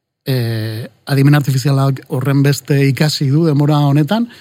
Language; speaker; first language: Basque; non-native, local second language; Spanish